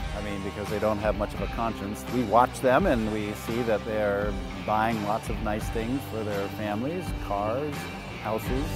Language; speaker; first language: English; native; English